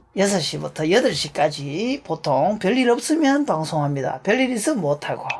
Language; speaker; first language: Korean; native; Korean